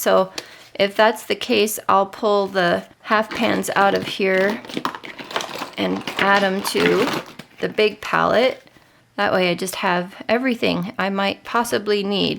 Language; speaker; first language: English; native; English